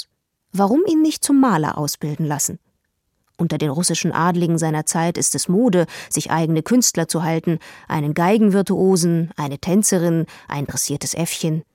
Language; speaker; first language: German; native; German